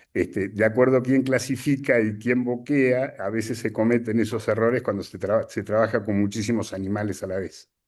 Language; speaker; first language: Spanish; native; Spanish